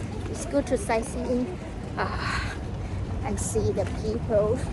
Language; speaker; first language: English; non-native, learner; Thai